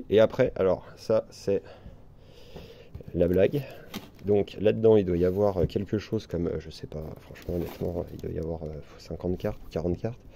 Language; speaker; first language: French; native; French